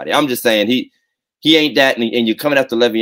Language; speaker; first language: English; native; English